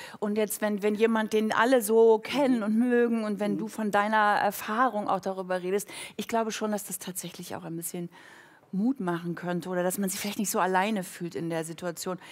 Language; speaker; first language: German; native; German